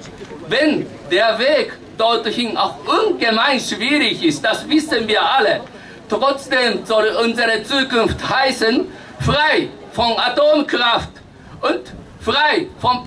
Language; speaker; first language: German; non-native, fluent; Japanese